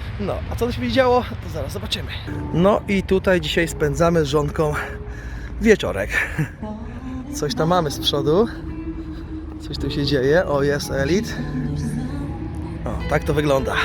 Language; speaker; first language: Polish; native; Polish